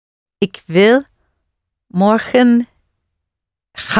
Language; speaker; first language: Dutch; non-native, learner; English